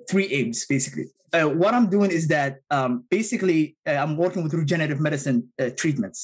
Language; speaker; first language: English; non-native, fluent; Somali